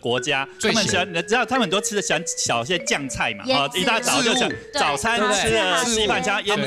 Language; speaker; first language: Chinese; native; Chinese